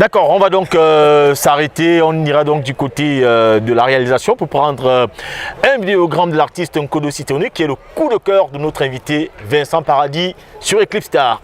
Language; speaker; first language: French; native; French